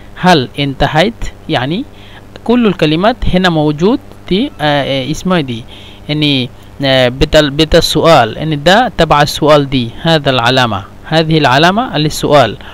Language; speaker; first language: Egyptian Arabic; non-native, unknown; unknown